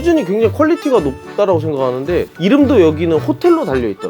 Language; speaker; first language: Korean; native; Korean